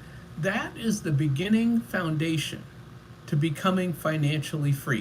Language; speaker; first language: English; native; English